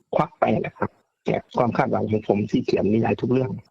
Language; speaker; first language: Thai; native; Thai